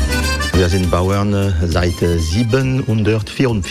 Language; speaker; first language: German; non-native, fluent; French